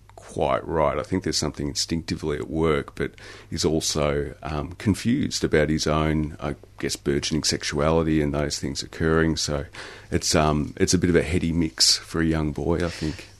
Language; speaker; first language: English; native; English